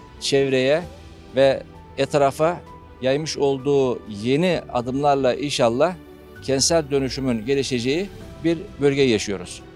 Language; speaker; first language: Turkish; native; Turkish